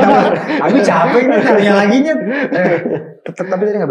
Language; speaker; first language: Indonesian; native; Indonesian